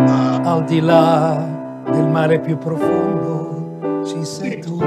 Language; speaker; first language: Italian; native; Italian